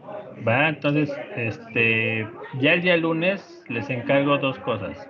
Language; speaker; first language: Spanish; native; Spanish